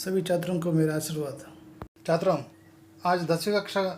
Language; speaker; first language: Hindi; non-native, local second language; Telugu